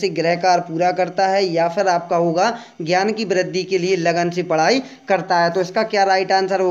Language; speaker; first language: Hindi; native; Hindi